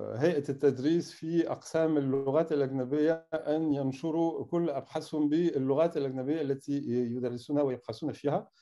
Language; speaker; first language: Arabic; non-native, fluent; French